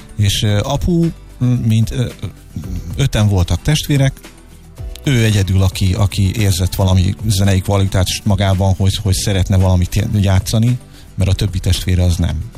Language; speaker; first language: Hungarian; native; Hungarian